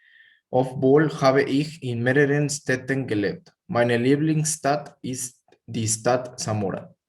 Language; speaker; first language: German; non-native, learner; Spanish